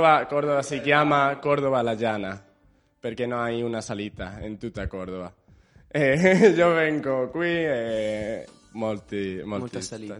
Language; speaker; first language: Italian; non-native, learner; Spanish